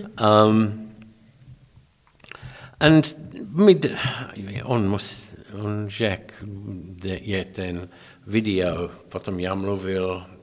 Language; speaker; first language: Czech; non-native, learner; English